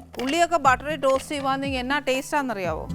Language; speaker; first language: Malayalam; native; Malayalam